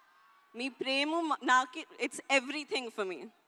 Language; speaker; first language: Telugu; non-native, local second language; Hindi